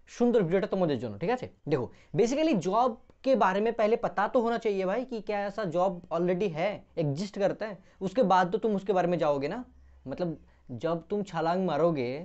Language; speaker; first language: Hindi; non-native, local second language; Bangla